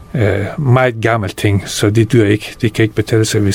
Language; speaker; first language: Danish; non-native, fluent; Persian